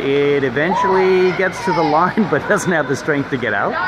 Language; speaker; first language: English; native; English